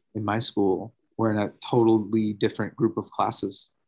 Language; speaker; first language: English; native; English